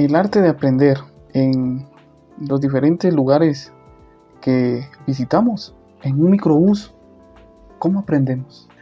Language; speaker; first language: Spanish; non-native, local second language; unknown